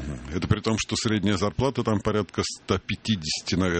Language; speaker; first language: Russian; native; Russian